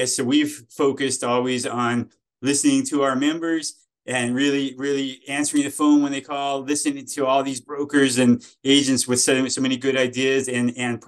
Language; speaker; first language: English; native; English